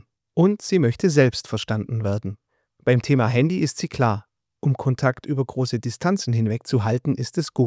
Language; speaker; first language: German; native; German